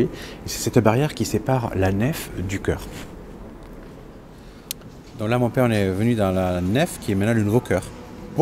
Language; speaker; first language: French; native; French